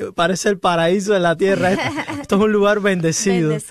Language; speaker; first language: Spanish; native; Spanish